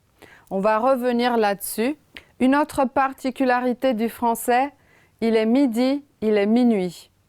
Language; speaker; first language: French; non-native, fluent; Romanian